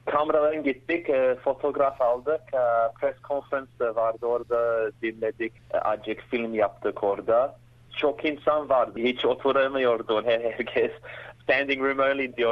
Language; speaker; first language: Turkish; early bilingual, heritage; Turkish